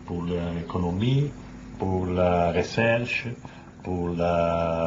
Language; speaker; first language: French; non-native, learner; Italian